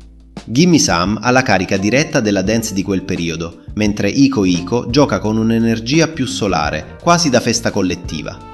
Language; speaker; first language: Italian; native; Italian